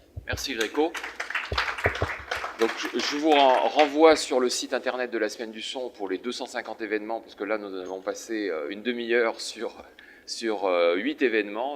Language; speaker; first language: French; native; French